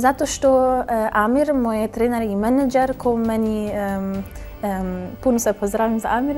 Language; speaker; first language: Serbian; early bilingual, heritage; German